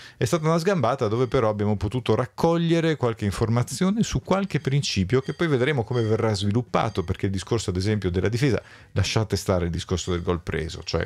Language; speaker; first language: Italian; native; Italian